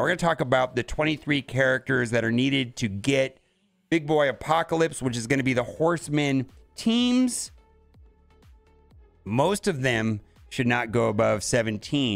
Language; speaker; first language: English; native; English